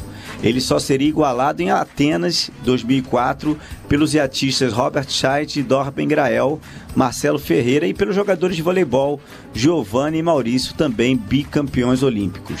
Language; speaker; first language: Portuguese; native; Portuguese